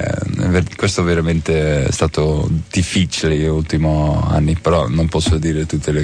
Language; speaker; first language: Italian; non-native, learner; Dutch